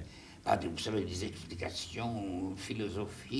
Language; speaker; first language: French; non-native, fluent; German